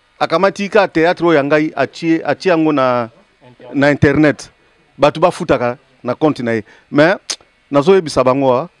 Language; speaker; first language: Lingala; native; Lingala